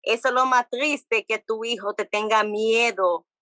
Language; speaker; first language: Spanish; early bilingual, heritage; Spanish